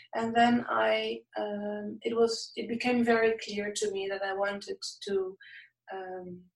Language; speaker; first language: English; non-native, fluent; Dutch